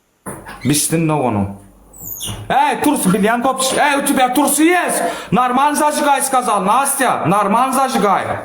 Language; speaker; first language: Russian; non-native, learner; Turkmen